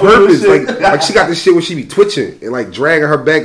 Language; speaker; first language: English; native; English